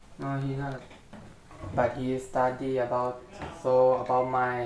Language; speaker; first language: English; non-native, learner; Thai